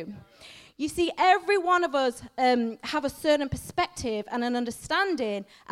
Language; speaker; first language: English; native; English